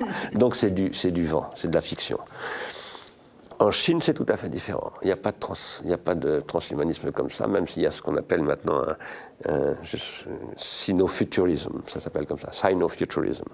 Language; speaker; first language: French; native; French